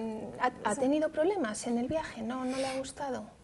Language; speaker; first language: Spanish; native; Spanish